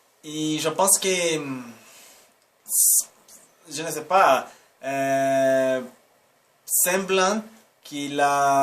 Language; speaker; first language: French; non-native, learner; Portuguese